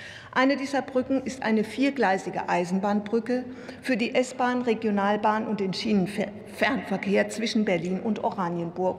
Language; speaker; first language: German; native; German